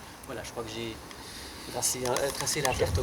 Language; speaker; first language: French; native; French